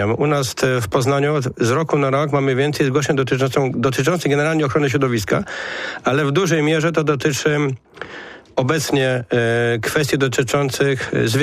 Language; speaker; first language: Polish; native; Polish